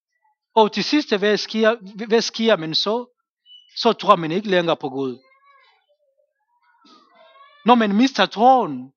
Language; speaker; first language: Danish; non-native, fluent; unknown